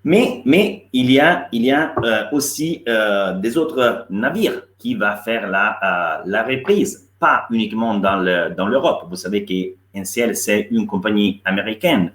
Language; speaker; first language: French; non-native, fluent; Italian